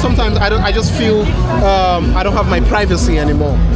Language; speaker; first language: English; non-native, learner; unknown